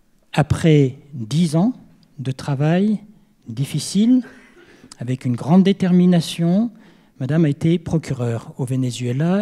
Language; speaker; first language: French; native; French